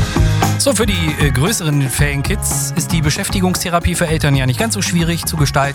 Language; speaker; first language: German; native; German